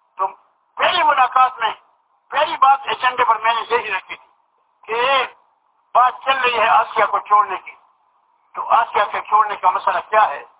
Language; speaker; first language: Urdu; non-native, local second language; Pashto